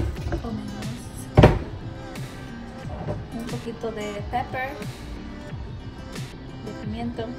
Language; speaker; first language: Spanish; early bilingual, heritage; Spanish